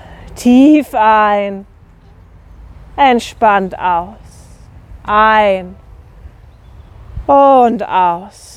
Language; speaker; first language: German; native; German